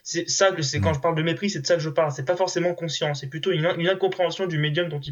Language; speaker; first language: French; native; French